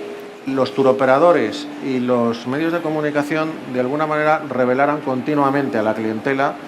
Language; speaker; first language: Spanish; native; Spanish